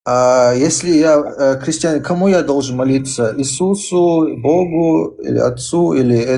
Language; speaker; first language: Russian; early bilingual, heritage; Chechen